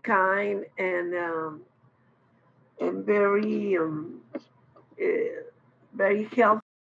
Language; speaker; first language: English; non-native, learner; Spanish